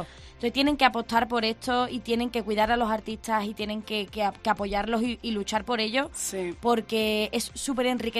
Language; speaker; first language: Spanish; native; Spanish